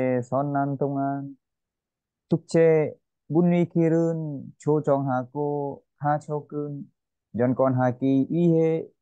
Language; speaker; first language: Korean; non-native, learner; Vietnamese